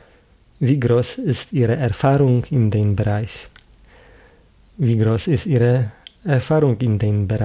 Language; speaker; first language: German; non-native, fluent; Polish